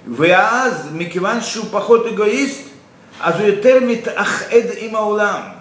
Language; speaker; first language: Hebrew; non-native, fluent; Russian